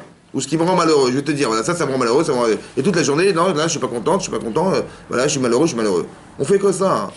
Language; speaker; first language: French; native; French